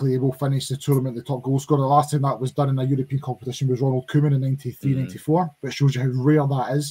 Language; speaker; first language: English; native; English